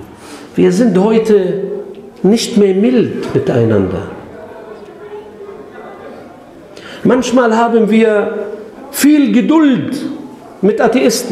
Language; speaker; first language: German; non-native, fluent; Arabic